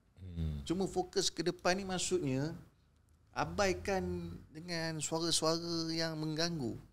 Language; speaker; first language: Malay; native; Malay